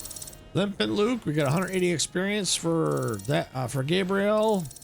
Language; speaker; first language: English; native; English